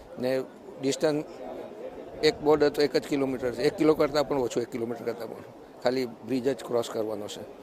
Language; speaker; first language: Gujarati; early bilingual, heritage; Gujarati